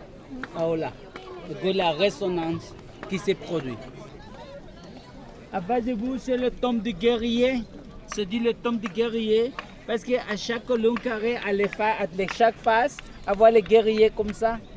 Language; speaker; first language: French; non-native, fluent; Spanish